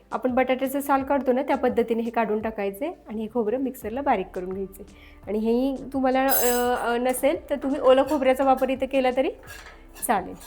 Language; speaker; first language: Marathi; native; Marathi